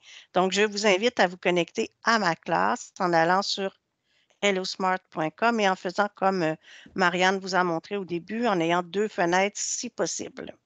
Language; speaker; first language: French; native; French